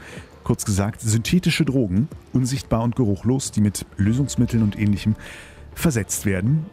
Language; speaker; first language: German; native; German